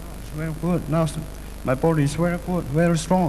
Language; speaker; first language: English; non-native, learner; Cantonese